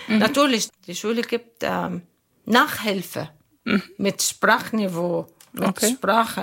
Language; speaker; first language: German; non-native, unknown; Arabic